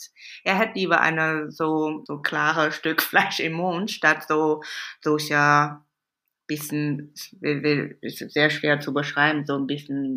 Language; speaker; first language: German; non-native, fluent; Chinese